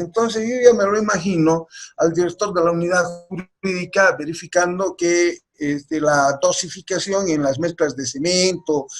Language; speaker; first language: Spanish; native; Spanish